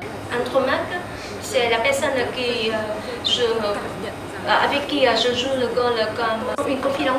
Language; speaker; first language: French; non-native, fluent; Vietnamese